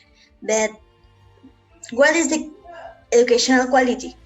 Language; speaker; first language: English; non-native, learner; Spanish